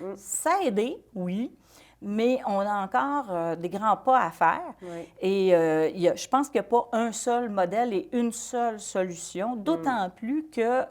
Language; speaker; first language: French; native; French